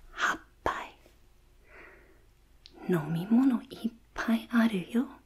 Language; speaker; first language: Japanese; non-native, fluent; English